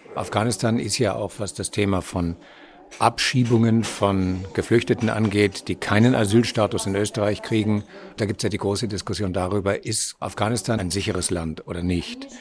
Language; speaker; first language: German; native; German